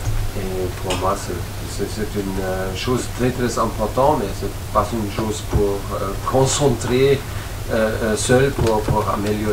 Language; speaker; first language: French; non-native, fluent; German